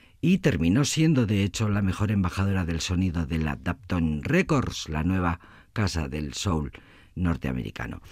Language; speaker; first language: Spanish; native; Spanish